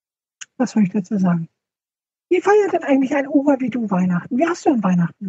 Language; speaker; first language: German; native; German